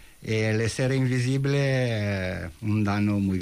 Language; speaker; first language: Spanish; non-native, fluent; Italian